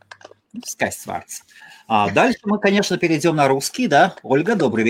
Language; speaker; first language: Russian; non-native, local second language; Latvian